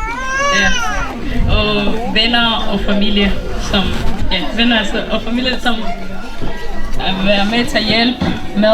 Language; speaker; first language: Danish; early bilingual, other home language; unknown